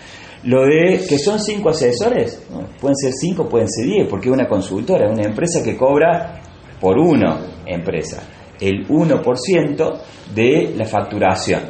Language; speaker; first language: Spanish; native; Spanish